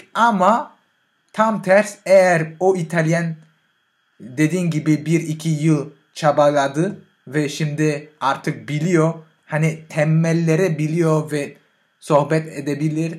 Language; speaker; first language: Turkish; non-native, fluent; French